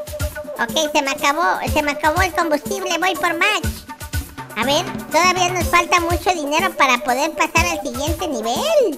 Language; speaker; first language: Spanish; native; Spanish